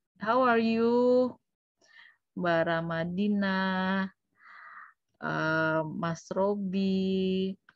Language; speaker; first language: English; non-native, fluent; Indonesian